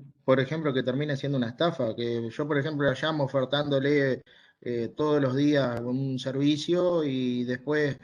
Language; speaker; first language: Spanish; native; Spanish